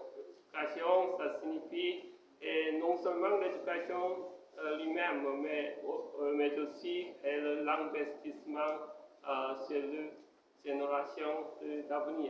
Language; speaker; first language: French; non-native, fluent; Korean